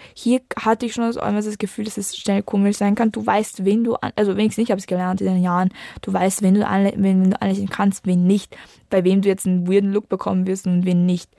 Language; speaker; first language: German; early bilingual, other home language; Italian